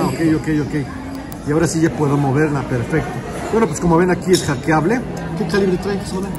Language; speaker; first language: Spanish; native; Spanish